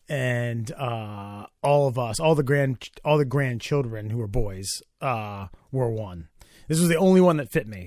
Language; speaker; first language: English; native; English